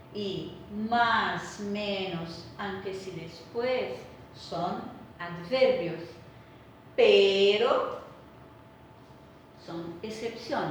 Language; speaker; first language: Spanish; non-native, fluent; Portuguese